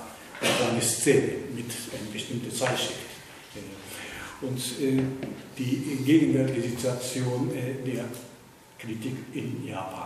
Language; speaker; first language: German; non-native, fluent; Japanese